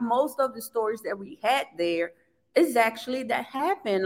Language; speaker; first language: English; non-native, fluent; Portuguese